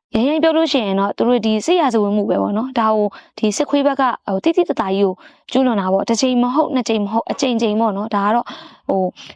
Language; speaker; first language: Burmese; native; Burmese